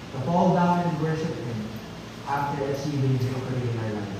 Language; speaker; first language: English; non-native, local second language; Filipino